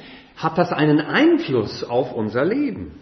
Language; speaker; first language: German; non-native, fluent; English